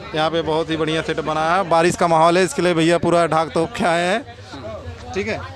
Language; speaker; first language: Hindi; native; Hindi